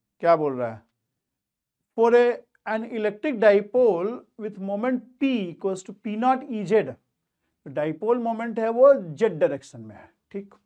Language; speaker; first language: Hindi; native; Hindi